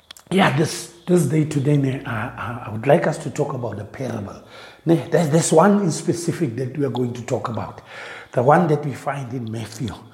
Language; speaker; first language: English; non-native, local second language; Afrikaans